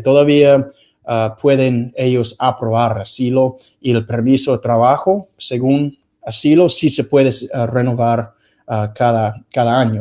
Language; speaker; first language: Spanish; non-native, fluent; English